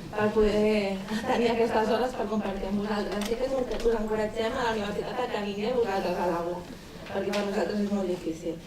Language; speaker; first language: Catalan; non-native, local second language; Spanish